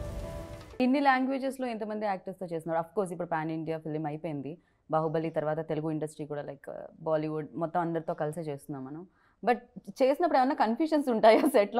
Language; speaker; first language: Telugu; native; Telugu